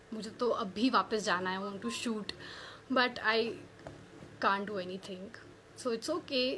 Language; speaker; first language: Hindi; native; Hindi